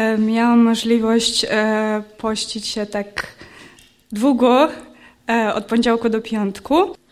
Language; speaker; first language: Polish; non-native, fluent; Ukrainian